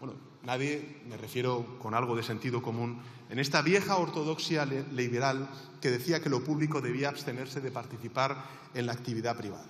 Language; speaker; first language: Spanish; native; Spanish